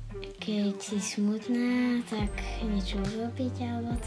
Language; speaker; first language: Slovak; early bilingual, heritage; Slovak